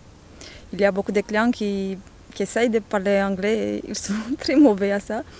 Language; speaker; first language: French; non-native, learner; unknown